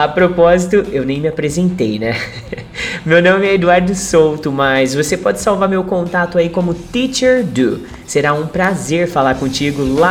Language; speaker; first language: Portuguese; native; Portuguese